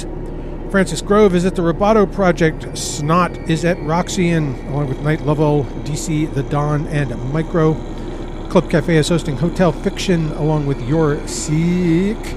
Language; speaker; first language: English; native; English